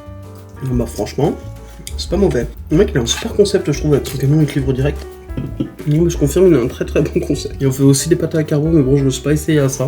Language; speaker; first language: French; native; French